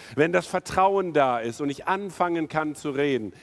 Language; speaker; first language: German; non-native, fluent; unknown